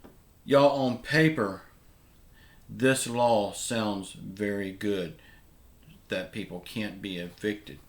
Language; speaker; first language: English; native; English